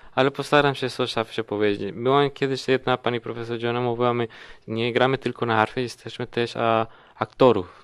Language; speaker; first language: Polish; non-native, learner; Spanish